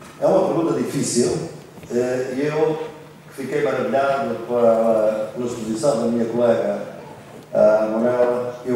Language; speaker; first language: Portuguese; native; Portuguese